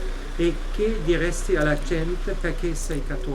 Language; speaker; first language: Italian; non-native, fluent; German